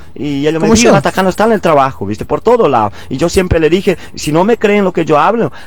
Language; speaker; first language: Spanish; native; Spanish